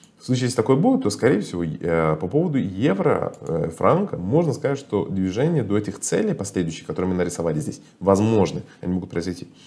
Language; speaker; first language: Russian; non-native, fluent; Persian